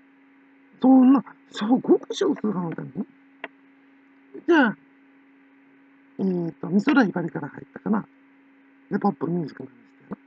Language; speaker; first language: Japanese; native; Japanese